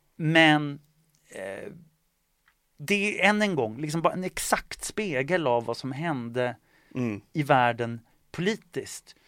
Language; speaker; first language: Swedish; early bilingual, other home language; Estonian